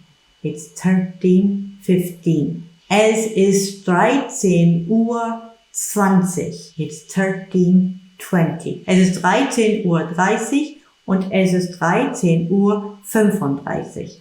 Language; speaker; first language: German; non-native, fluent; English